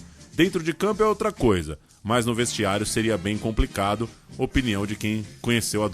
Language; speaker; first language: Portuguese; native; Portuguese